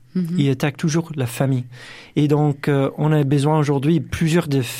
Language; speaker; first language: French; non-native, fluent; English